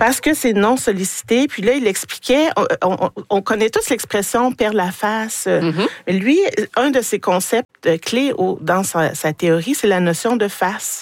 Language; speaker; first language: French; native; French